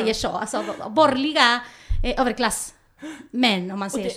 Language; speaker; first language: Swedish; non-native, fluent; Spanish